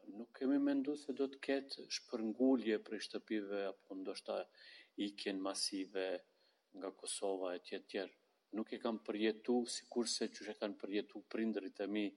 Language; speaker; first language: Albanian; non-native, local second language; Romany